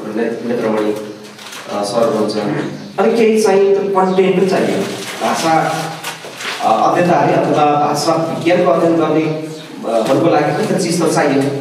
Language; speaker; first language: Nepali; non-native, local second language; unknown